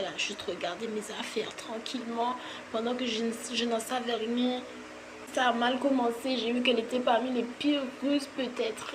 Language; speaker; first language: French; native; French